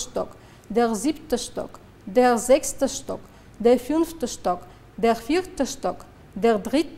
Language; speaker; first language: German; non-native, fluent; Uzbek